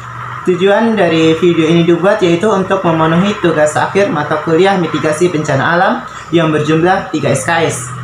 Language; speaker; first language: Indonesian; native; Indonesian